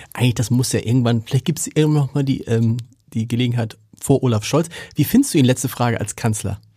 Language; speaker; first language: German; native; German